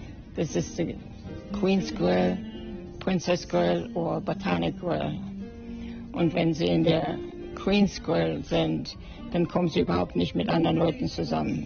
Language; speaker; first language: German; native; German